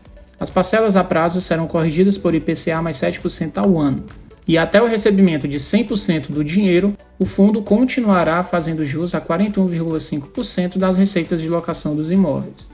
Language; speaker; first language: Portuguese; native; Portuguese